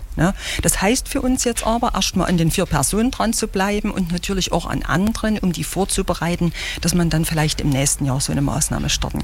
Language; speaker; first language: German; native; German